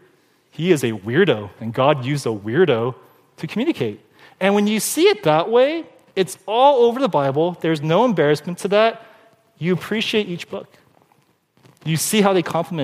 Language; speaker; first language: English; native; English